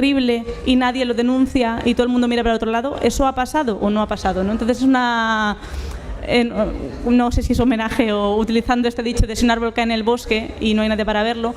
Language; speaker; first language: Spanish; native; Spanish